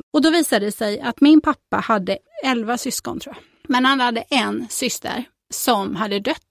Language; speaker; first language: Swedish; native; Swedish